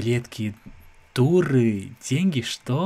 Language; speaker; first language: Russian; non-native, fluent; English